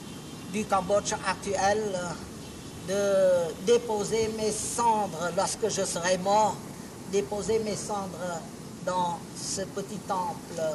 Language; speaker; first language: French; non-native, local second language; Khmer